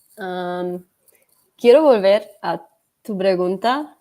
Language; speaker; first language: Spanish; non-native, learner; English